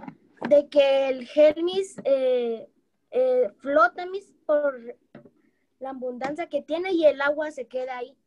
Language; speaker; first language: Spanish; native; Spanish